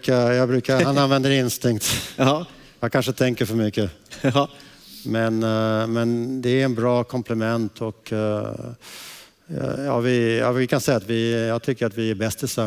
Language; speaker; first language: Swedish; early bilingual, heritage; Swedish